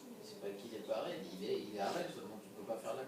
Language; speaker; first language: French; native; French